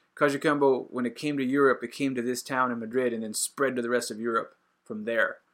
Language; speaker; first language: English; native; English